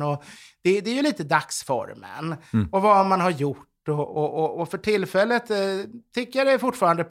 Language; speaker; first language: Swedish; native; Swedish